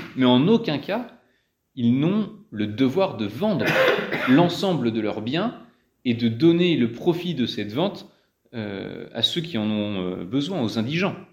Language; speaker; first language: French; native; French